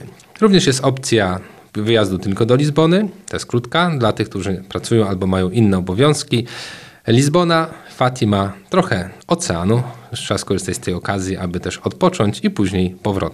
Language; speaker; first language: Polish; native; Polish